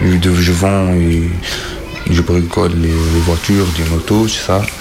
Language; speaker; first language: French; non-native, learner; Arabic